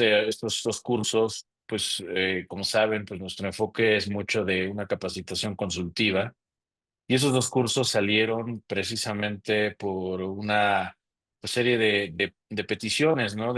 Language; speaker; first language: Spanish; native; Spanish